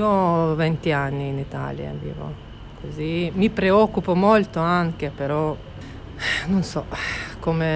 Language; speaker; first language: Italian; non-native, fluent; Ukrainian